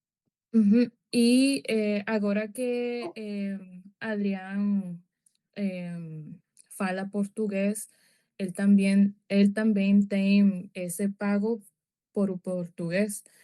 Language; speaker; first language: Portuguese; non-native, learner; Spanish